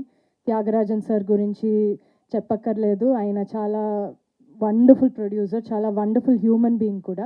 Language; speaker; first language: Telugu; non-native, fluent; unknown